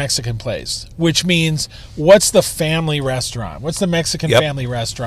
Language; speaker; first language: English; native; English